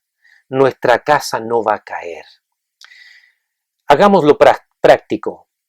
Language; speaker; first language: Spanish; native; Spanish